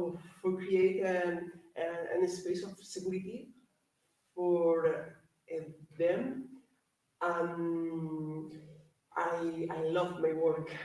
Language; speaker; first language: English; non-native, learner; Spanish